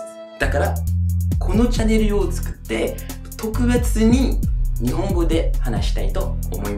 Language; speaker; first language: Japanese; non-native, fluent; French